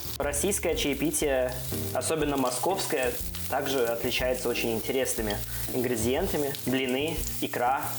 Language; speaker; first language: Russian; early bilingual, heritage; Russian